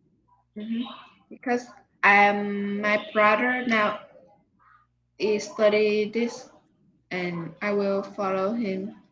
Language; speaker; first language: English; non-native, learner; Vietnamese